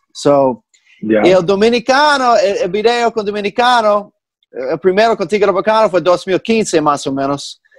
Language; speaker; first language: Spanish; non-native, fluent; English